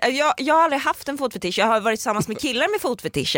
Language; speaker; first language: Swedish; native; Swedish